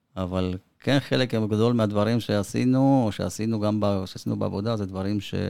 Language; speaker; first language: Hebrew; early bilingual, other home language; Spanish